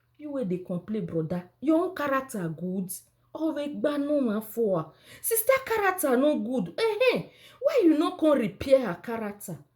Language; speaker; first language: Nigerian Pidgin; non-native, local second language; Bini